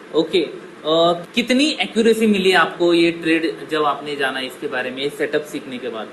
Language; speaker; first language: Hindi; non-native, local second language; Marathi